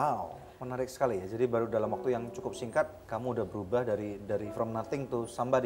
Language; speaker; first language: Indonesian; native; Indonesian